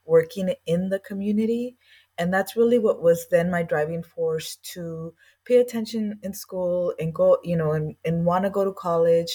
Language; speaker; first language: English; native; English